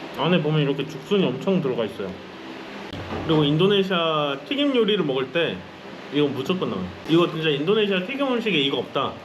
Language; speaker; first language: Korean; native; Korean